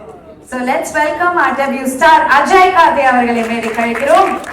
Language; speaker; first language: Tamil; native; Tamil